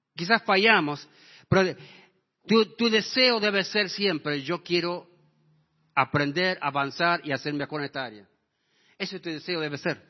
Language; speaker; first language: Spanish; non-native, fluent; English